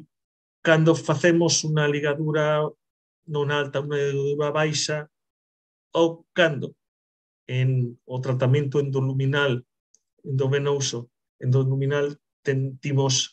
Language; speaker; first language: Spanish; native; Spanish